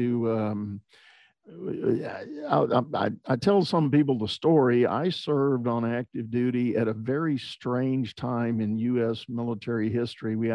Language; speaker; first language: English; native; English